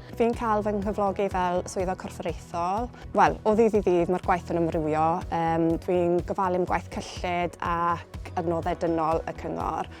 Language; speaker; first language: Welsh; native; Welsh